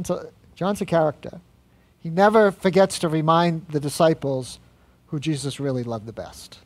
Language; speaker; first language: English; native; English